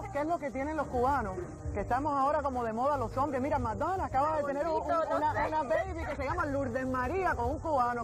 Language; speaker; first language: Spanish; native; Spanish